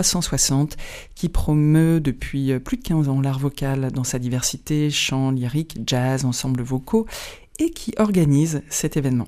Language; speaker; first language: French; native; French